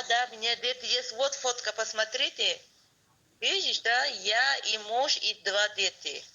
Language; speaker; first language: Russian; non-native, learner; Tajik